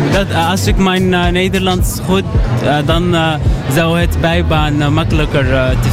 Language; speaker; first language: Dutch; non-native, learner; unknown